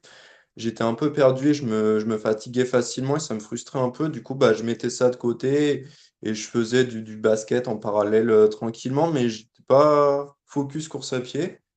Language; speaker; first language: French; native; French